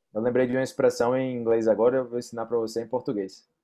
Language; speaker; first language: Portuguese; native; Portuguese